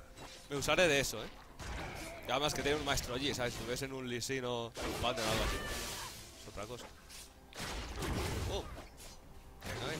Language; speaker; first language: Spanish; native; Spanish